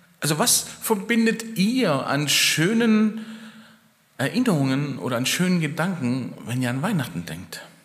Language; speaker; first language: German; early bilingual, other home language; Italian